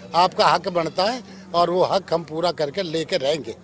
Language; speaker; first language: Hindi; native; Hindi